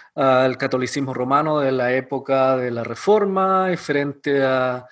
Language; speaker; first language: Spanish; native; Spanish